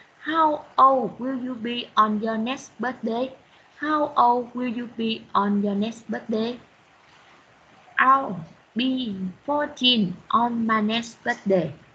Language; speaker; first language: English; non-native, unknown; Vietnamese